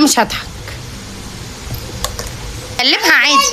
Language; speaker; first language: Arabic; native; Arabic